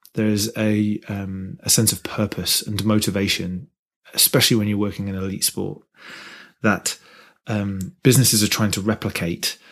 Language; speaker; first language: English; native; English